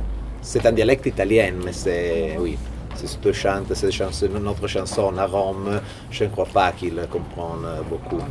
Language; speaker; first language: French; non-native, fluent; Italian